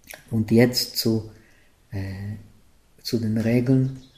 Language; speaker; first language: German; non-native, fluent; Czech